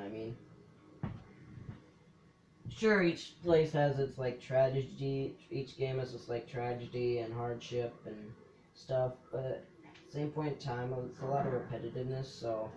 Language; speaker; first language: English; native; English